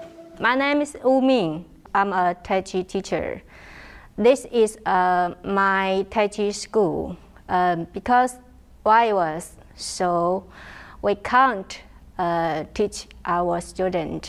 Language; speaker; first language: English; non-native, learner; Chinese